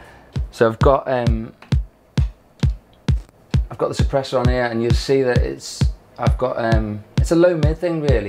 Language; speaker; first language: English; native; English